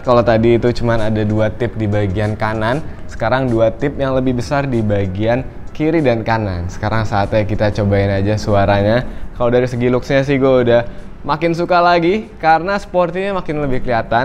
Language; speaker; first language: Indonesian; native; Indonesian